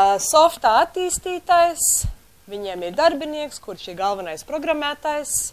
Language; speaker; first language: Latvian; early bilingual, heritage; Latvian